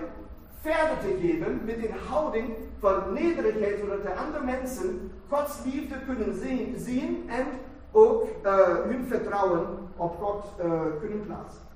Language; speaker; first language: Dutch; non-native, fluent; German